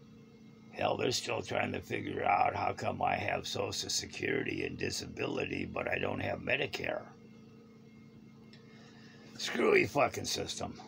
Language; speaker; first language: English; native; English